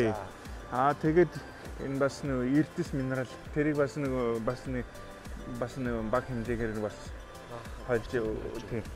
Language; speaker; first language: Mongolian; non-native, fluent; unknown